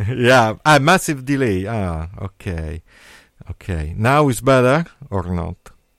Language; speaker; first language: English; non-native, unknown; Italian